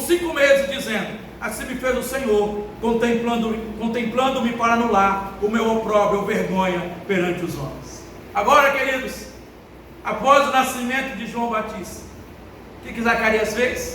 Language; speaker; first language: Portuguese; native; Portuguese